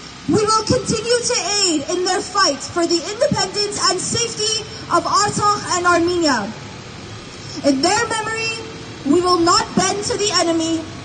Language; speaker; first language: English; early bilingual, other home language; Armenian